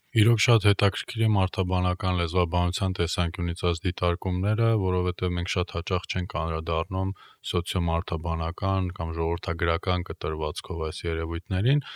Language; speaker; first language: Armenian; native; Armenian